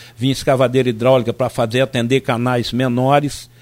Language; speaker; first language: Portuguese; native; Portuguese